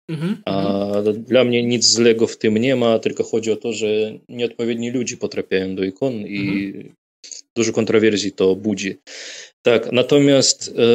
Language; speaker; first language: Polish; non-native, fluent; Russian